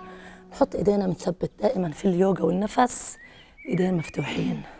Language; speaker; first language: Arabic; native; Arabic